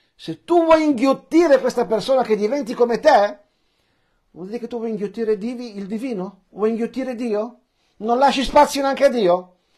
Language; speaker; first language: Italian; early bilingual, other home language; Persian